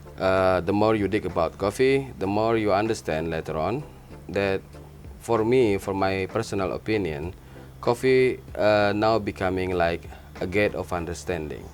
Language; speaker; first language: English; non-native, learner; Indonesian